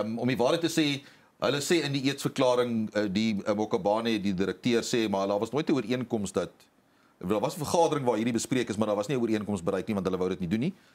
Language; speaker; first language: Afrikaans; native; Afrikaans